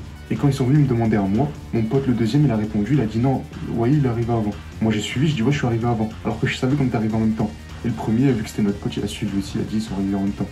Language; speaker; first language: French; native; French